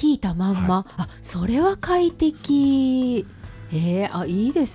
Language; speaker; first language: Japanese; native; Japanese